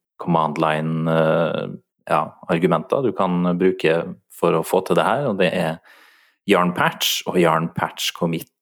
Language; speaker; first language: Norwegian; native; Norwegian